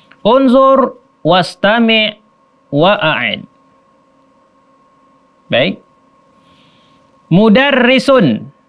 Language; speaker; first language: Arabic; non-native, fluent; Indonesian